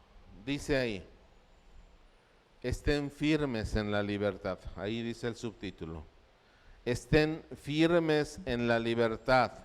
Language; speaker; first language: Spanish; native; Spanish